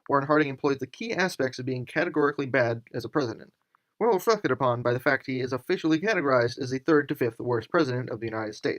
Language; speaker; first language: English; native; English